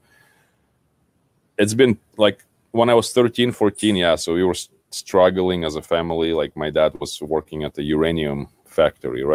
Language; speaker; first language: English; non-native, fluent; Kazakh